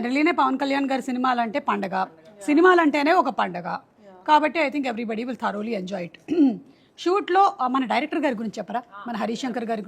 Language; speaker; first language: Telugu; native; Telugu